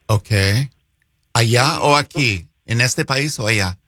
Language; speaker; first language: Spanish; non-native, fluent; English